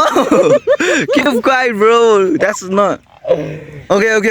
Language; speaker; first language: English; non-native, learner; Nepali